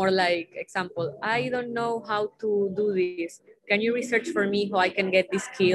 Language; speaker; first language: English; non-native, fluent; Spanish